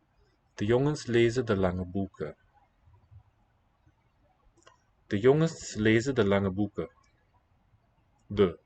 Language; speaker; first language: Dutch; non-native, learner; English